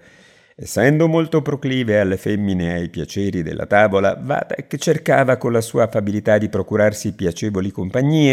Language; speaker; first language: Italian; native; Italian